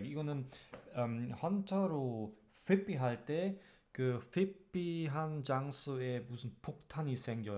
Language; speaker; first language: Korean; non-native, learner; German